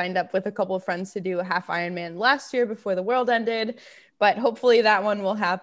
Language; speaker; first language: English; native; English